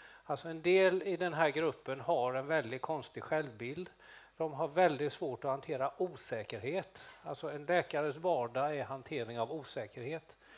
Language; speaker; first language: Swedish; native; Swedish